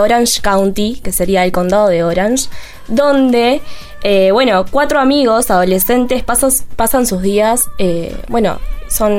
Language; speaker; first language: Spanish; native; Spanish